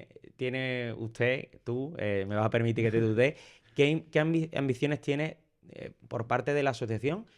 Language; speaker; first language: Spanish; native; Spanish